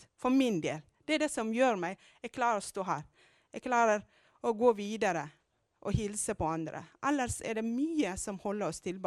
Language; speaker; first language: Norwegian; non-native, fluent; Amharic